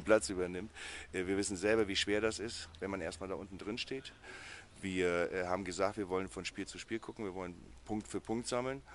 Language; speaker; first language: German; native; German